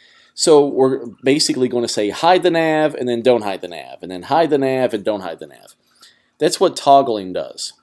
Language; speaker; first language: English; native; English